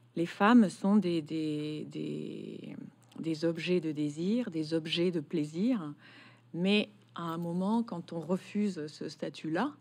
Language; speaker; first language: French; native; French